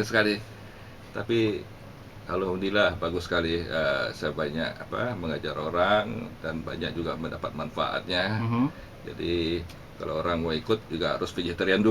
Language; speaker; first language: Indonesian; non-native, local second language; Javanese